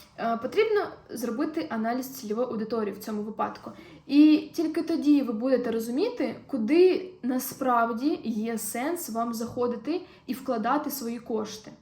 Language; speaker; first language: Ukrainian; non-native, local second language; Russian